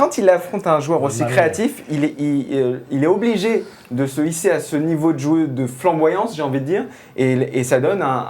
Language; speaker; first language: French; native; French